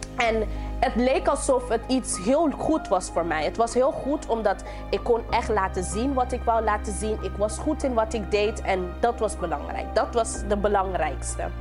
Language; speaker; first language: Dutch; non-native, local second language; English